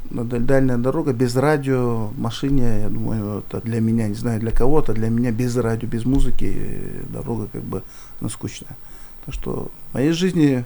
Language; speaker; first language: Russian; non-native, local second language; Kyrgyz